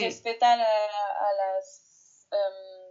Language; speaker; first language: Spanish; non-native, fluent; French